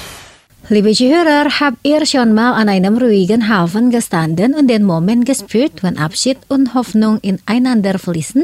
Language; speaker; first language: German; non-native, learner; Indonesian